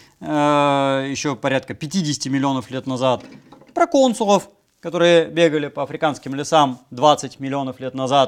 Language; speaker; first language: Russian; native; Russian